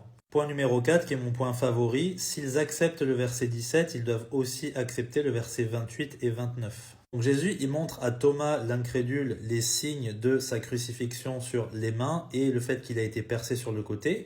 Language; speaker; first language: French; native; French